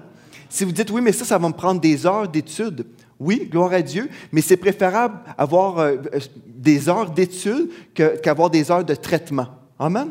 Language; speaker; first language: French; native; French